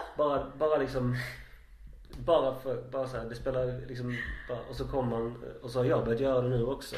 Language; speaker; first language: Swedish; native; Swedish